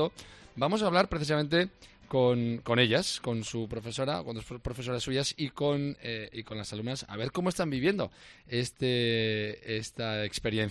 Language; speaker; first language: Spanish; native; Spanish